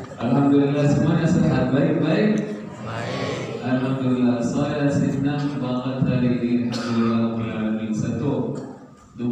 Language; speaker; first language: Indonesian; non-native, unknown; Arabic